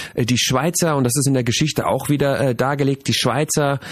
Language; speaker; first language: German; native; German